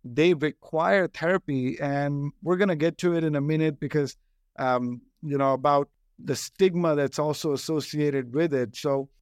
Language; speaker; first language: English; non-native, local second language; Hindi